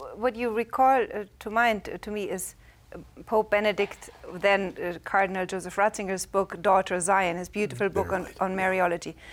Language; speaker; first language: English; non-native, fluent; German